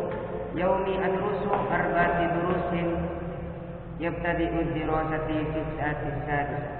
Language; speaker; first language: Arabic; non-native, learner; Indonesian